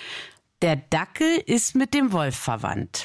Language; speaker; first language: German; native; German